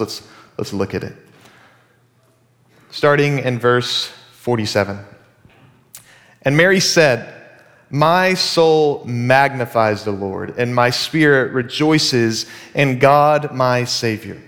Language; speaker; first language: English; native; English